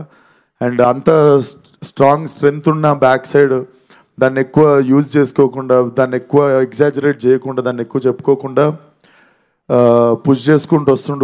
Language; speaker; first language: Telugu; native; Telugu